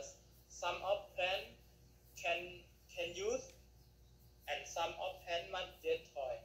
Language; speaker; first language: English; non-native, learner; Thai